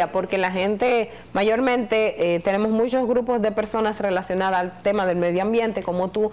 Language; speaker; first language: Spanish; native; Spanish